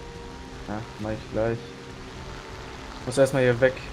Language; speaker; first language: German; native; German